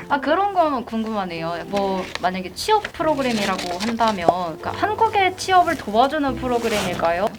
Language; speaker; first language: Korean; native; Korean